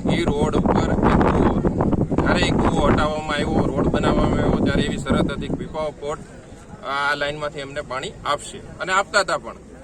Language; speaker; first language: Gujarati; native; Gujarati